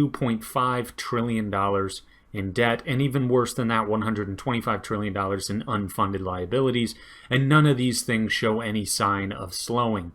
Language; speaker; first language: English; native; English